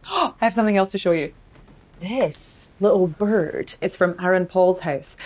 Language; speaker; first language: English; native; English